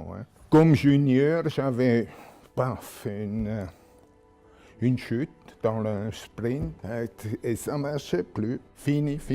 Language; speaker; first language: French; non-native, local second language; German